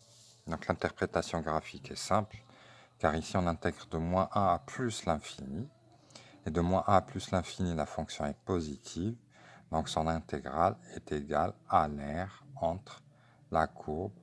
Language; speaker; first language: French; native; French